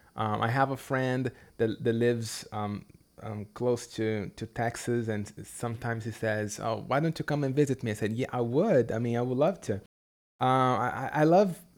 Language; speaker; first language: English; non-native, fluent; Portuguese